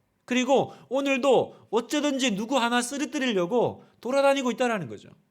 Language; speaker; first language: Korean; native; Korean